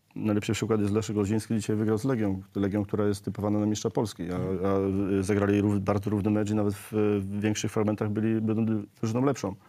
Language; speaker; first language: Polish; native; Polish